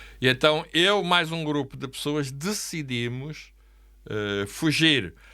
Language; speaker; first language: Portuguese; native; Portuguese